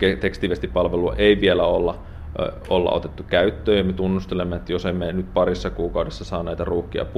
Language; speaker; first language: Finnish; native; Finnish